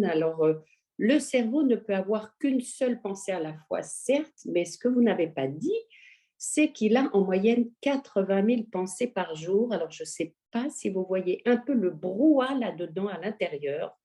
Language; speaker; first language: French; native; French